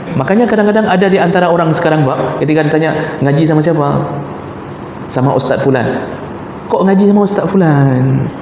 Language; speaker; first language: Malay; non-native, local second language; Achinese